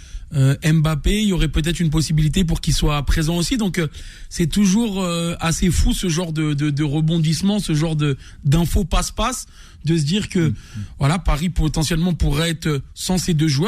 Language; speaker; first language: French; native; French